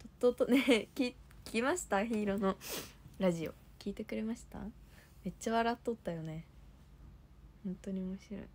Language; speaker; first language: Japanese; native; Japanese